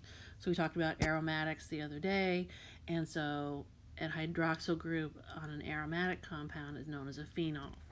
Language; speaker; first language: English; native; English